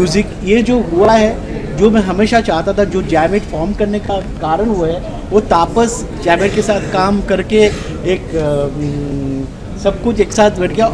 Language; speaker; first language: Hindi; non-native, local second language; Bangla